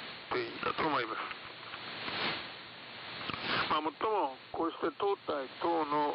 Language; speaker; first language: Japanese; native; Japanese